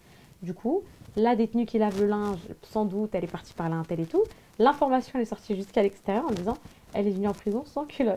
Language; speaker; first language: French; native; French